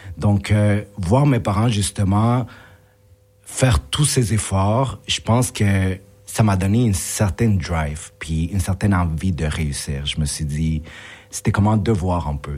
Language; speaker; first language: French; early bilingual, other home language; Spanish